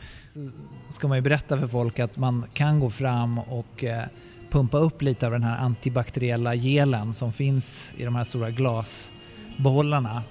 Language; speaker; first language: Swedish; native; Swedish